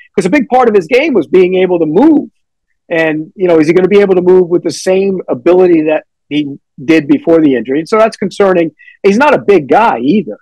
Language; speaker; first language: English; native; English